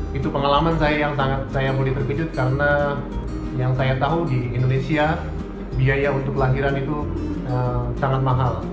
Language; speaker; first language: Indonesian; native; Indonesian